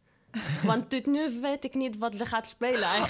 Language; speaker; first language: Dutch; non-native, learner; Arabic